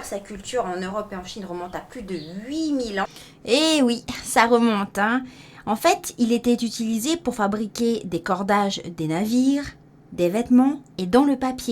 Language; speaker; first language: French; native; French